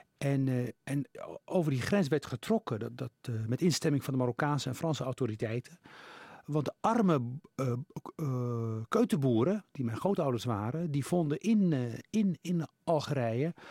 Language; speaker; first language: Dutch; early bilingual, other home language; Riffian